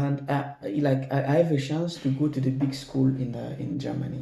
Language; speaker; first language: English; non-native, learner; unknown